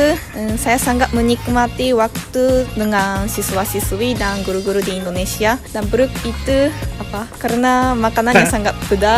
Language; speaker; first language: Indonesian; non-native, learner; Japanese